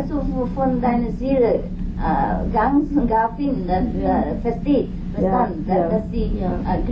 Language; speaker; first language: German; non-native, fluent; Vietnamese